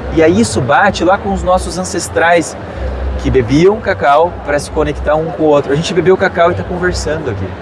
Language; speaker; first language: Portuguese; native; Portuguese